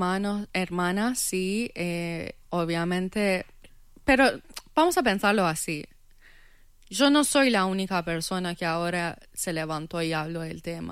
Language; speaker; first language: Spanish; non-native, fluent; Persian